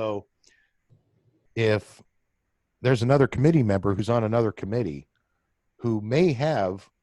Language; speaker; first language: English; native; English